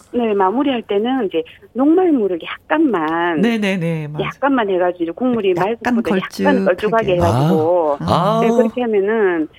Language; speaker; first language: Korean; native; Korean